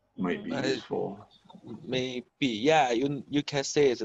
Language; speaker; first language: English; non-native, learner; Chinese